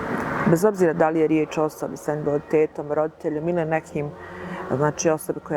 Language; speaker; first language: Bosnian; native; Bosnian